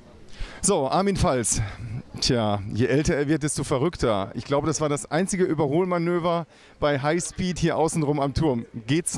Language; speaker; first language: German; native; German